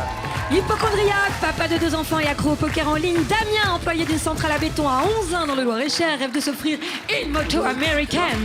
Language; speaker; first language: French; native; French